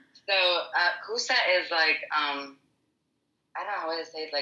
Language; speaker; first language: English; non-native, fluent; Arabic